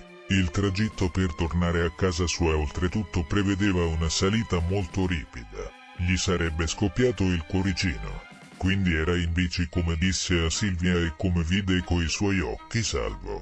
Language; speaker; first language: Italian; native; Italian